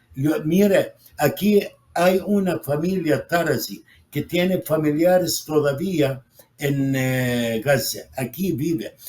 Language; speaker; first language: Spanish; non-native, fluent; Arabic